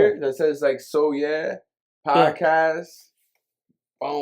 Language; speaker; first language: English; native; English